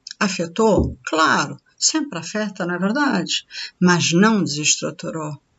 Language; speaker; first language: Portuguese; native; Portuguese